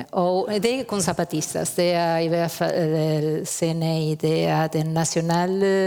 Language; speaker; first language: Danish; early bilingual, heritage; Spanish